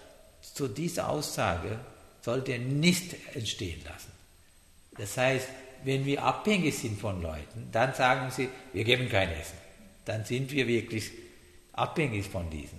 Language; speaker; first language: German; non-native, learner; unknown